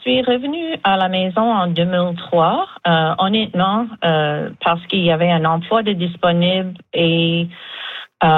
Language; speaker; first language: French; native; French